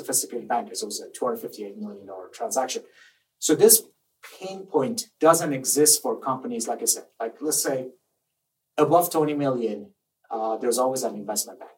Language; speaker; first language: English; non-native, fluent; Persian